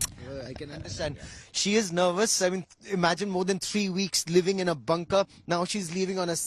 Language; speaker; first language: English; non-native, local second language; Hindi